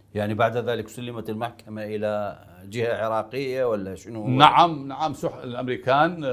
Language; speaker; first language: Arabic; native; Arabic